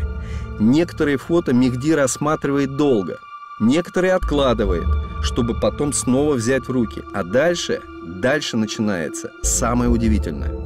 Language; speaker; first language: Russian; native; Russian